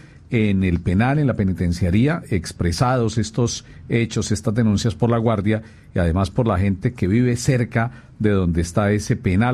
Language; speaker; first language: Spanish; native; Spanish